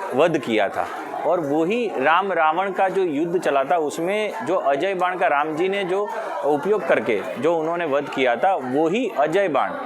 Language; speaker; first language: Hindi; non-native, local second language; Gujarati